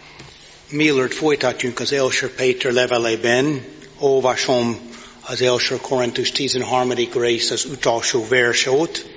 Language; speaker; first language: Hungarian; non-native, fluent; English